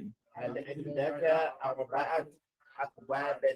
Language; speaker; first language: Arabic; non-native, learner; English